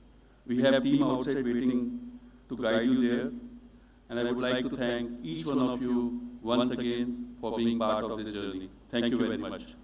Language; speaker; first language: English; non-native, local second language; Hindi